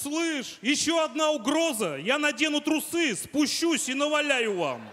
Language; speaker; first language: Russian; native; Russian